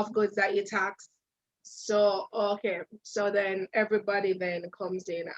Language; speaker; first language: English; native; English